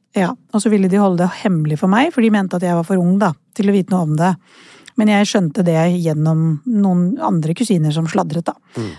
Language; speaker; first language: Norwegian; early bilingual, other home language; Urdu